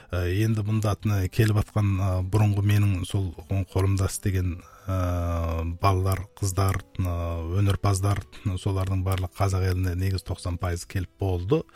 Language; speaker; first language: Kazakh; native; Kazakh